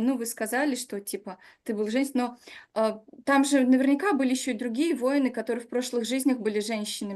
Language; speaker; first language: Russian; native; Russian